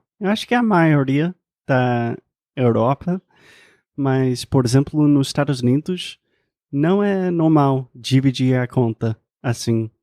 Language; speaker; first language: Portuguese; non-native, fluent; English